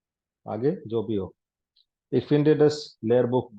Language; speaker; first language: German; non-native, fluent; Hindi